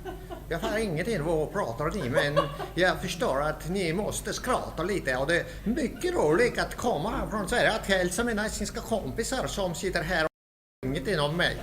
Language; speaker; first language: Swedish; non-native, learner; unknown